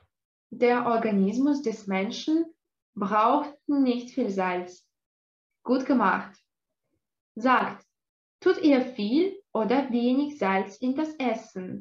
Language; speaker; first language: German; non-native, fluent; Russian